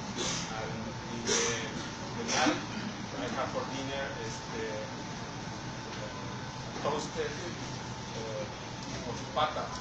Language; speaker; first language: English; non-native, learner; Spanish